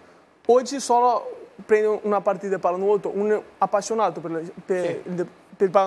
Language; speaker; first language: Italian; non-native, learner; Portuguese